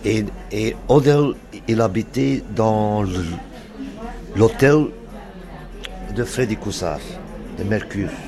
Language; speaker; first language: French; non-native, local second language; Dutch